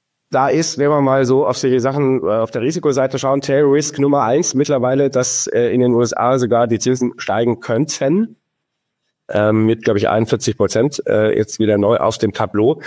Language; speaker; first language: German; native; German